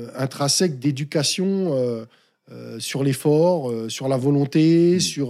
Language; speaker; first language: French; native; French